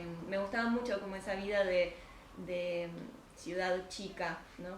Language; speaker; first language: Spanish; early bilingual, other home language; Ukrainian